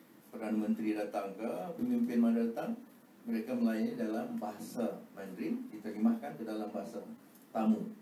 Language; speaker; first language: Malay; native; Malay